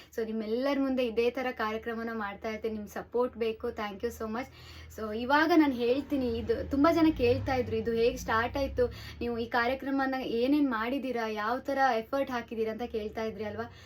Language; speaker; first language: Kannada; native; Kannada